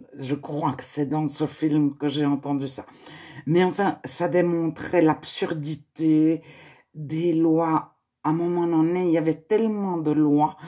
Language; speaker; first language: French; native; French